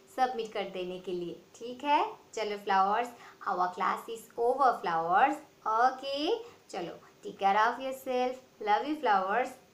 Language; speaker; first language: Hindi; non-native, local second language; Bangla